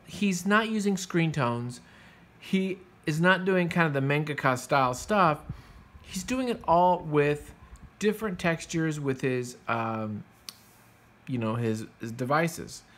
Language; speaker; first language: English; early bilingual, other home language; Spanish